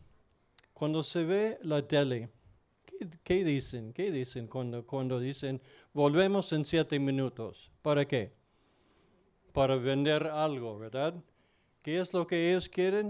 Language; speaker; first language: Spanish; non-native, fluent; English